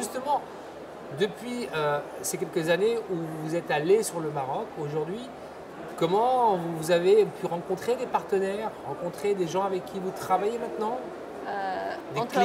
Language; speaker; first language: French; native; French